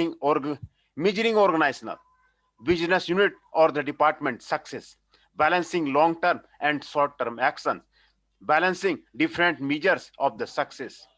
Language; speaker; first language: English; non-native, local second language; Hindi